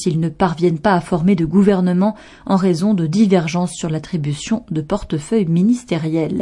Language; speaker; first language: French; native; French